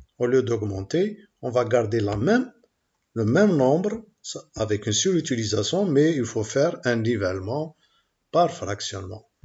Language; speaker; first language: French; non-native, local second language; Arabic